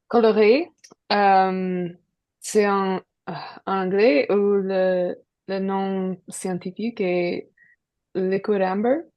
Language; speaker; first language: French; non-native, learner; English